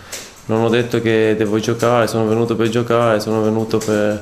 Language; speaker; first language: Italian; non-native, fluent; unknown